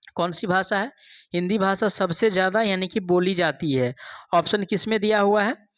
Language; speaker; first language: Hindi; native; Hindi